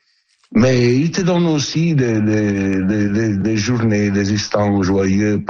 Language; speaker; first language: French; non-native, learner; Italian